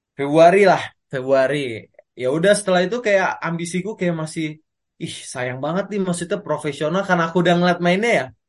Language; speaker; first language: Indonesian; native; Indonesian